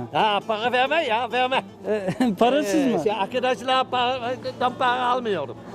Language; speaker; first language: Turkish; non-native, learner; Dutch